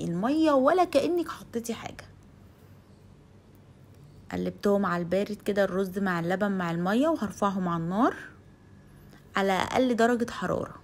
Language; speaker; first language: Arabic; native; Arabic